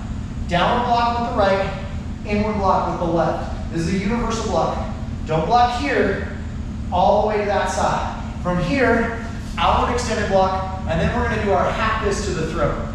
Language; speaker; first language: English; native; English